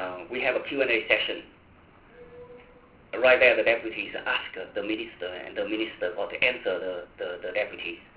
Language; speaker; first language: English; non-native, fluent; Vietnamese